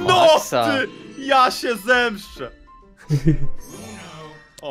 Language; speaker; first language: Polish; native; Polish